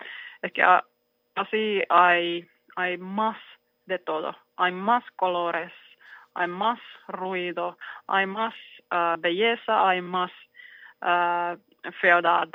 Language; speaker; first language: Spanish; non-native, learner; Finnish